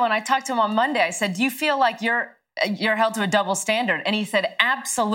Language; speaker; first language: English; native; English